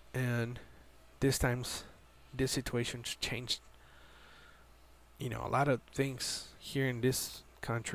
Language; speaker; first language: English; non-native, fluent; Spanish